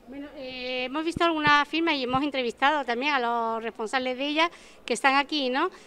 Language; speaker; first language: Spanish; native; Spanish